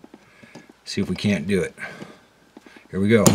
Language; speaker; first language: English; native; English